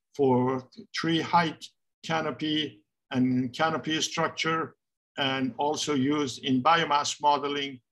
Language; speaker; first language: English; non-native, fluent; Persian